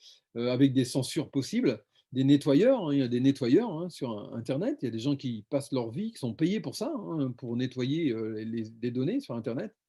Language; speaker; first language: French; native; French